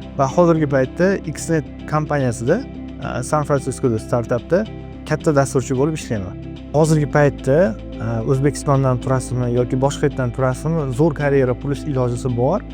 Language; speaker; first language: Uzbek; native; Uzbek